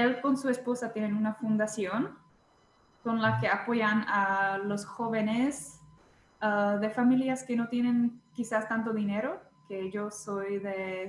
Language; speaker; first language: Spanish; non-native, fluent; Czech